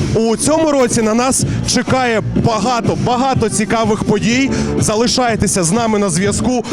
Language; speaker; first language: Ukrainian; native; Ukrainian